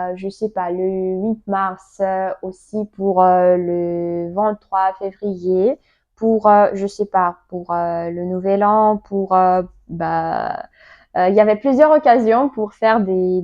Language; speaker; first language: French; non-native, learner; Russian